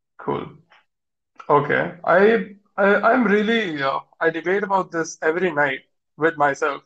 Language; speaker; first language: English; non-native, local second language; Hindi